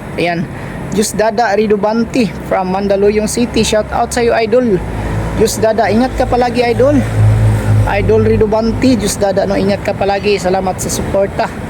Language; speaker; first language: Filipino; non-native, local second language; Cebuano